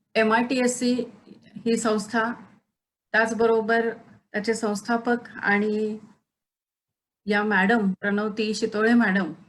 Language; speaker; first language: Marathi; native; Marathi